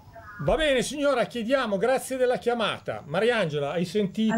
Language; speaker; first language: Italian; native; Italian